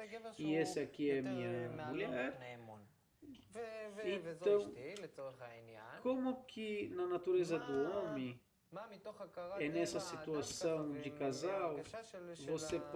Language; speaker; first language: Portuguese; non-native, fluent; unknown